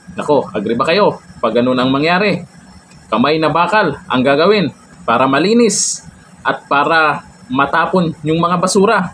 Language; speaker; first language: Filipino; native; Filipino